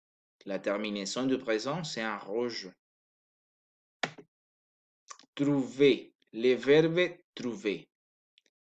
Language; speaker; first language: French; non-native, learner; Spanish